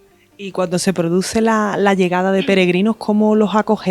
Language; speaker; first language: Spanish; native; Spanish